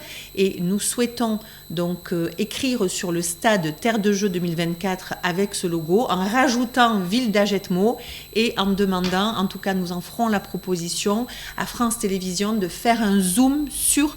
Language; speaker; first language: French; native; French